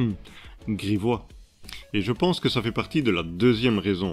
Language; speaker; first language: French; native; French